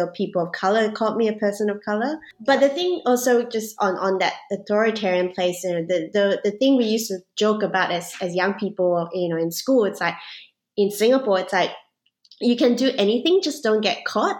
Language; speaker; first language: English; native; English